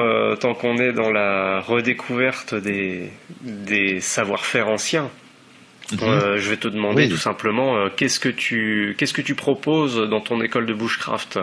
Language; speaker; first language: French; native; French